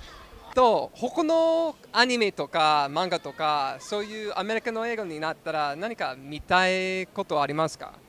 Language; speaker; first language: Japanese; non-native, learner; English